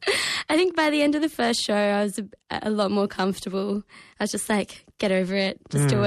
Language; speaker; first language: English; native; English